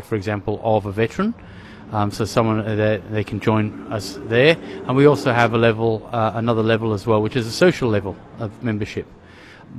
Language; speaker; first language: English; native; English